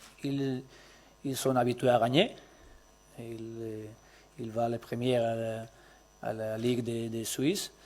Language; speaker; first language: French; non-native, learner; Spanish